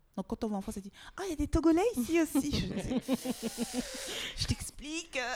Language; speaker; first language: French; native; French